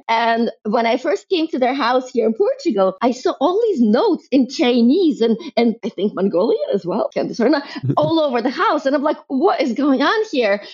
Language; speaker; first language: English; early bilingual, other home language; Russian